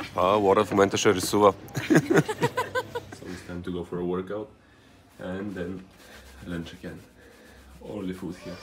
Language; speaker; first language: English; non-native, fluent; Bulgarian